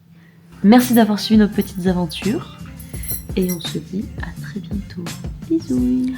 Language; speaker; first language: French; native; French